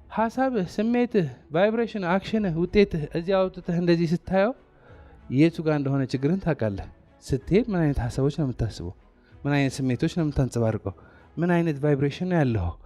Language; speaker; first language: Amharic; non-native, local second language; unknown